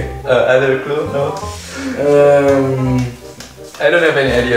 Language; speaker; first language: English; non-native, learner; Indonesian